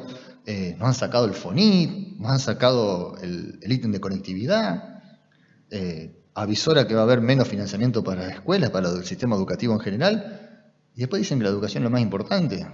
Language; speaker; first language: Spanish; native; Spanish